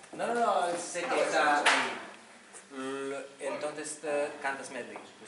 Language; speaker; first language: Spanish; non-native, fluent; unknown